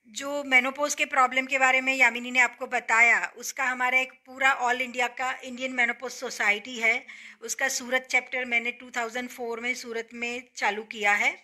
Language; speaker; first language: Hindi; non-native, local second language; Gujarati